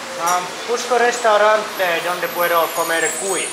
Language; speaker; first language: Spanish; non-native, learner; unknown